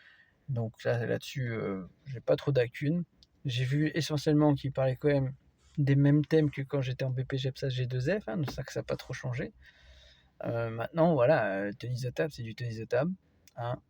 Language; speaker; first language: French; native; French